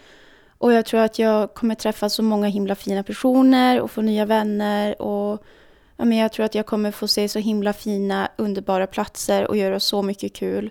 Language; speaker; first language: Swedish; native; Swedish